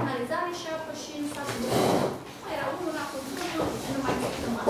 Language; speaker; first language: Romanian; native; Romanian